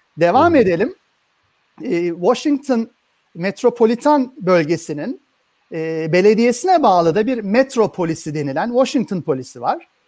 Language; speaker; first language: Turkish; native; Turkish